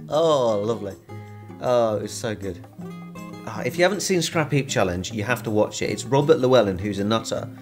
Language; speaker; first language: English; native; English